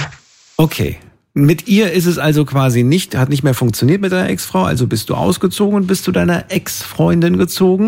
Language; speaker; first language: German; native; German